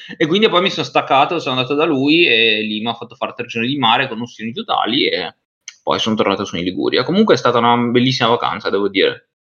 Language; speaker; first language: Italian; native; Italian